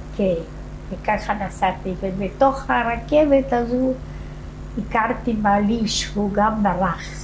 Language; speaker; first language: Hebrew; non-native, fluent; Polish